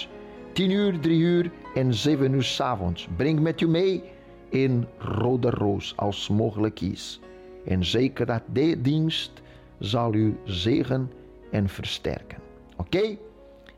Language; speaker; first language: Dutch; non-native, fluent; Portuguese